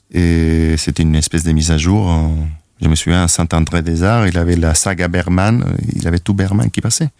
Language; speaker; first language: French; non-native, fluent; Spanish